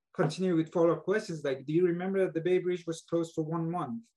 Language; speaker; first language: English; non-native, fluent; Persian